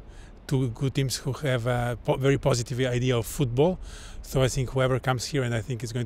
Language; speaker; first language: English; non-native, fluent; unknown